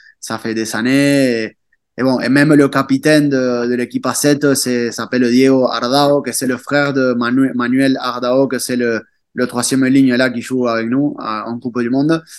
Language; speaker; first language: French; non-native, fluent; Spanish